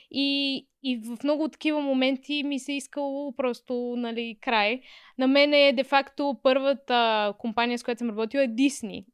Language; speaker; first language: Bulgarian; native; Bulgarian